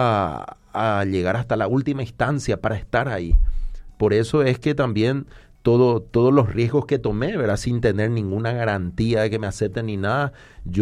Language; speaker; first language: Spanish; native; Spanish